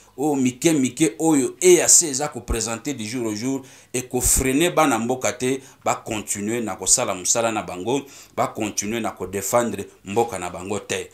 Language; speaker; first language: Lingala; non-native, local second language; Swahili